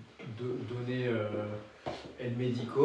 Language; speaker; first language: French; native; French